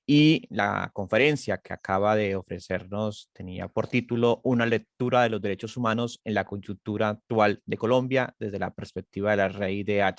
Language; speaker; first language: Spanish; native; Spanish